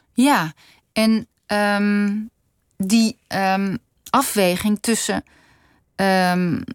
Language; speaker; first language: Dutch; native; Dutch